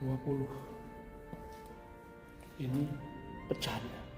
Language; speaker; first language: Indonesian; native; Indonesian